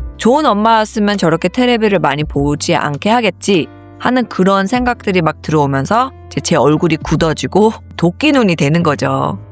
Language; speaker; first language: Korean; early bilingual, heritage; Korean